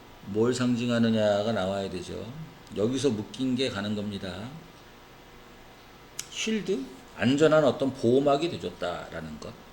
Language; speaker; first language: Korean; native; Korean